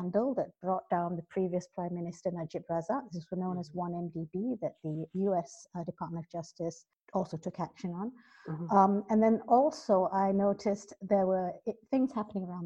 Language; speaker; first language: English; native; English